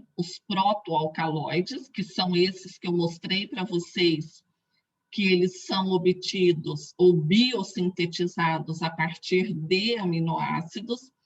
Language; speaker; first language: Portuguese; native; Portuguese